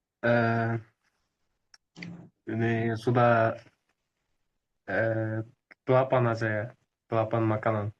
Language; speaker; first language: Indonesian; non-native, learner; Kyrgyz